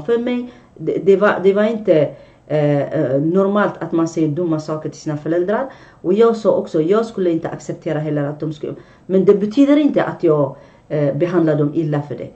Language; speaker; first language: Swedish; non-native, fluent; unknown